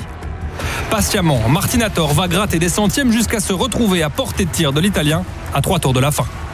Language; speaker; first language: French; native; French